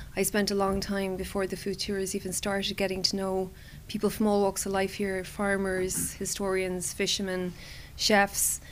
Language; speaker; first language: English; native; English